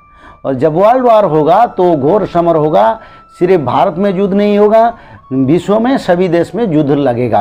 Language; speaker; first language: Hindi; non-native, local second language; Odia